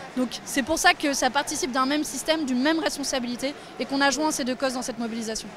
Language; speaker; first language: French; native; French